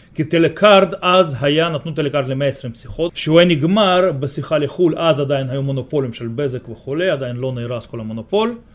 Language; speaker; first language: Hebrew; non-native, fluent; Russian